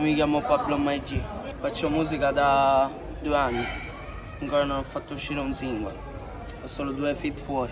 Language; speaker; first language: Italian; early bilingual, other home language; Arabic